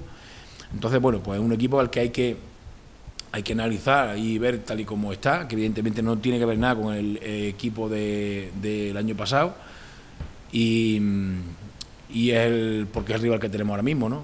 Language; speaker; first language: Spanish; native; Spanish